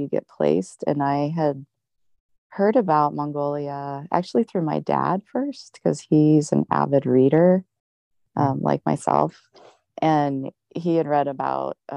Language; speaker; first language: English; native; English